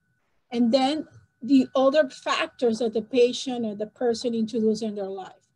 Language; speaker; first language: English; non-native, fluent; Spanish